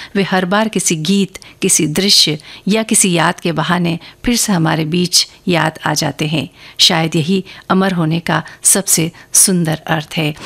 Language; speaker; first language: Hindi; native; Hindi